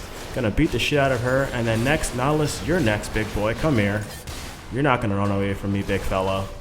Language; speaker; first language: English; native; English